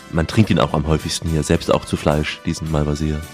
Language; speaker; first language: German; native; German